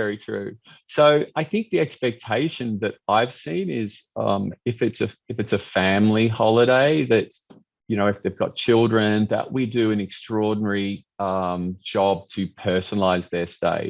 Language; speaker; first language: English; native; English